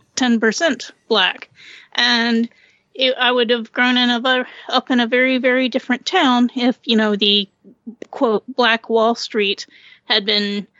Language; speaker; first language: English; native; English